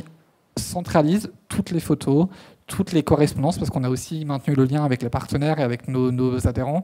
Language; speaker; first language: French; native; French